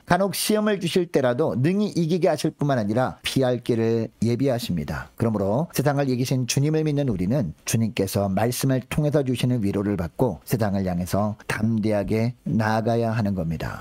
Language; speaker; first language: Korean; native; Korean